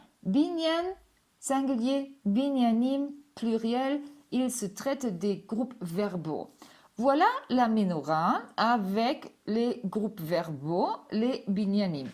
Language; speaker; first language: French; non-native, fluent; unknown